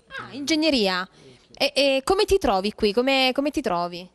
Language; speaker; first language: Italian; native; Italian